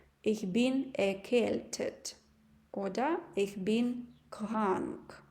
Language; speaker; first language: German; non-native, fluent; Ukrainian